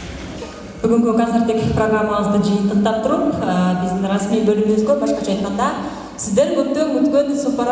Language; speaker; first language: Kyrgyz; native; Kyrgyz